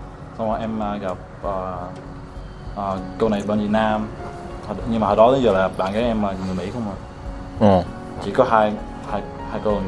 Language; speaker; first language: Vietnamese; early bilingual, heritage; Vietnamese